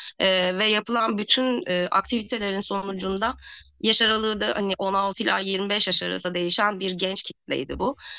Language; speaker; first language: Turkish; native; Turkish